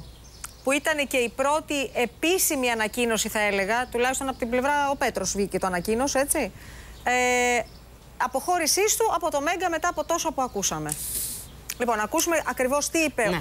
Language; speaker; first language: Greek; native; Greek